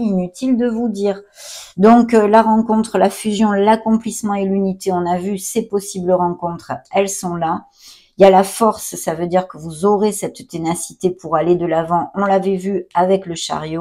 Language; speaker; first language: French; native; French